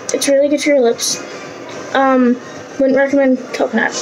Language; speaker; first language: English; native; English